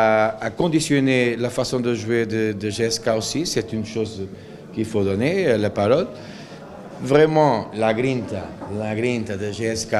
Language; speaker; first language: French; non-native, local second language; Arabic